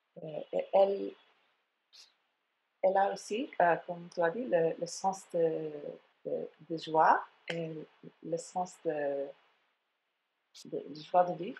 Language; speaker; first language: French; non-native, fluent; English